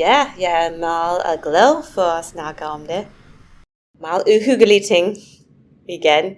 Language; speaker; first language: Danish; non-native, fluent; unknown